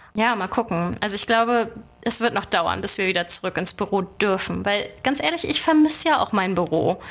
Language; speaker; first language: German; native; German